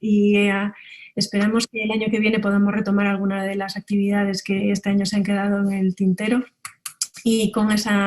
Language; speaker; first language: Spanish; native; Spanish